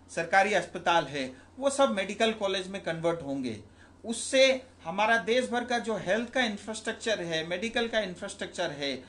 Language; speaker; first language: Hindi; non-native, local second language; Nepali